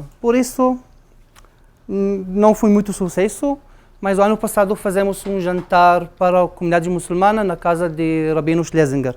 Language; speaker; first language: Portuguese; non-native, learner; Arabic